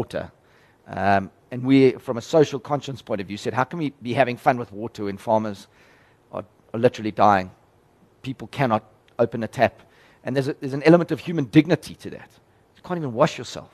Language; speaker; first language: English; native; English